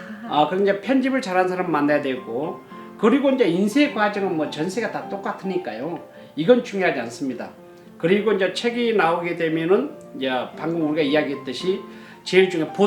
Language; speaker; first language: Korean; native; Korean